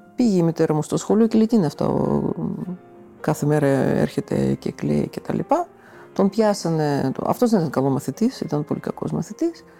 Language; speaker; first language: Greek; non-native, fluent; Russian